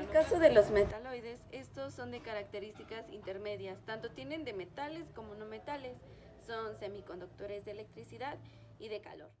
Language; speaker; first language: Spanish; native; Spanish